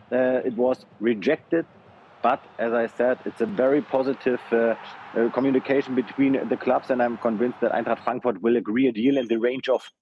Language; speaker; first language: English; non-native, fluent; German